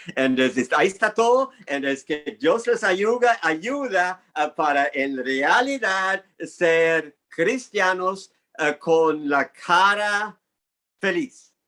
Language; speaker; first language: Spanish; non-native, fluent; English